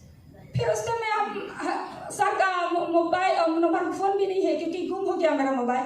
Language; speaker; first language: Hindi; non-native, local second language; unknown